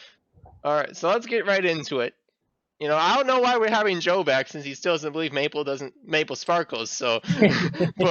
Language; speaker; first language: English; native; English